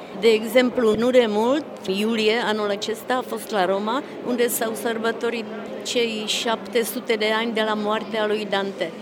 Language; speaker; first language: Romanian; non-native, fluent; Czech